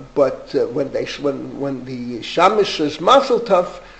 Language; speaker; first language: English; native; English